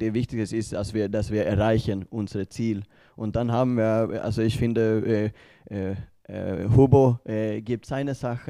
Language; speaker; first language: German; non-native, learner; Swedish